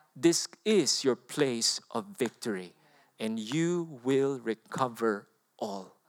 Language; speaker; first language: English; non-native, local second language; Filipino